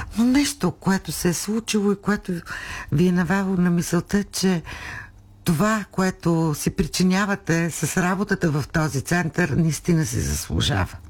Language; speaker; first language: Bulgarian; native; Bulgarian